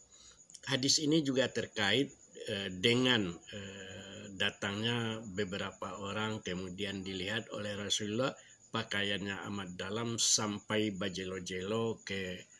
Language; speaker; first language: Indonesian; non-native, local second language; Minangkabau